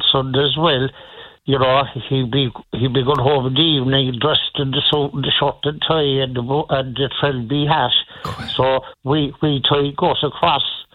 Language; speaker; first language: English; native; English